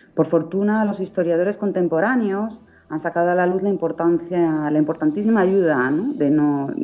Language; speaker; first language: Spanish; native; Spanish